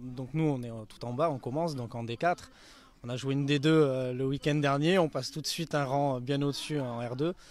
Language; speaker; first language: French; native; French